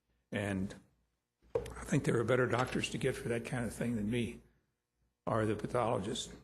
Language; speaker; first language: English; native; English